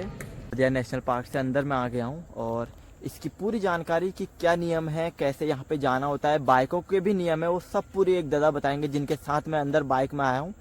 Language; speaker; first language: Hindi; native; Hindi